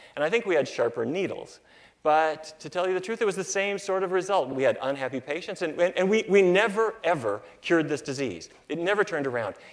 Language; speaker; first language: English; native; English